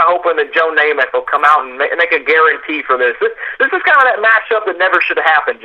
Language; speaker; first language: English; native; English